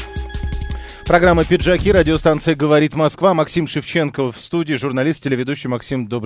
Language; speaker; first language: Russian; native; Russian